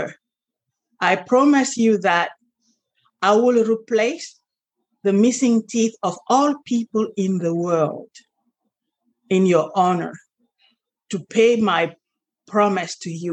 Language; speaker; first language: English; non-native, local second language; French